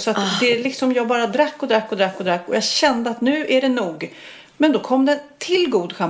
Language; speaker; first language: Swedish; native; Swedish